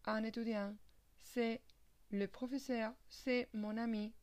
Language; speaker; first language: French; non-native, fluent; Spanish